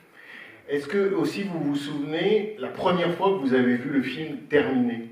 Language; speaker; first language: French; native; French